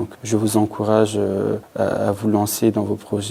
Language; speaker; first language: French; non-native, local second language; Fula